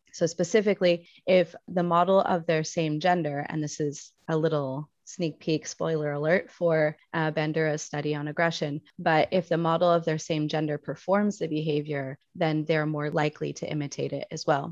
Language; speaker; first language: English; native; English